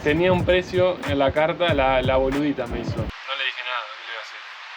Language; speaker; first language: Spanish; native; Spanish